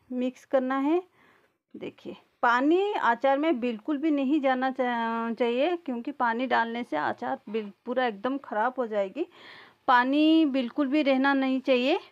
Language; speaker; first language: Hindi; native; Hindi